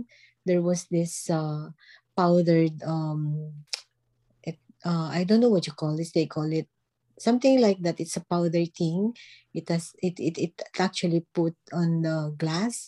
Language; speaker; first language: English; non-native, local second language; Filipino